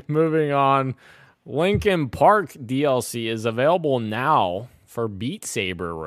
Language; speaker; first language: English; native; English